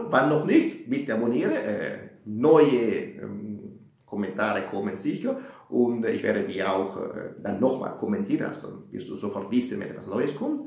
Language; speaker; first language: German; non-native, fluent; Italian